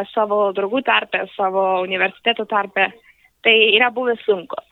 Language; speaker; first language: Lithuanian; non-native, fluent; Spanish